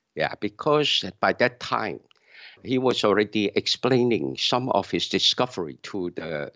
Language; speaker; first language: English; non-native, local second language; Cantonese